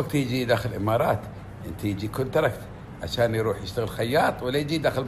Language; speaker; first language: Arabic; native; Arabic